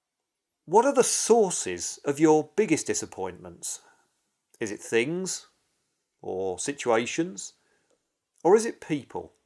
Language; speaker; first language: English; native; English